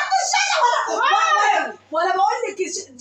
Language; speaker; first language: Arabic; native; Arabic